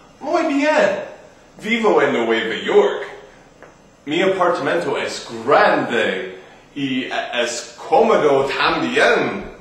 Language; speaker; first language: Spanish; non-native, learner; English